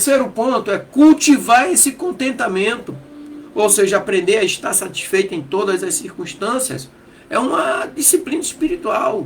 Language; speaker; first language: Portuguese; native; Portuguese